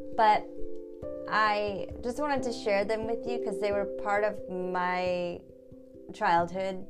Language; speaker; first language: English; early bilingual, other home language; German